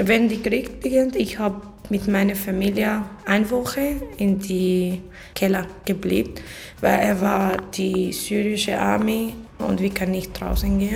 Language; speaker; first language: German; non-native, learner; Arabic